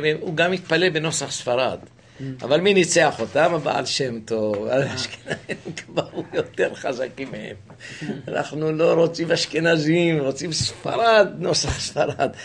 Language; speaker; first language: Hebrew; native; Hebrew